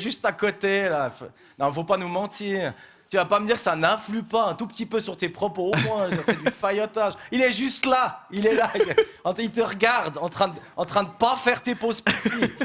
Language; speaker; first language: French; native; French